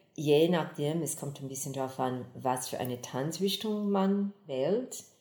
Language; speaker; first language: German; non-native, fluent; English